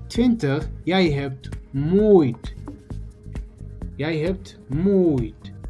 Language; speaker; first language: Dutch; non-native, learner; Tigrinya